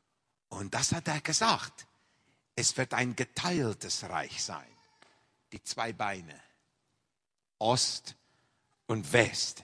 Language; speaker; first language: German; non-native, fluent; English